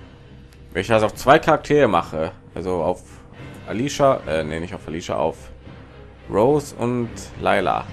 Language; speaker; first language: German; native; German